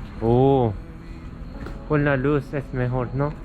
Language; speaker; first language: Spanish; non-native, learner; Korean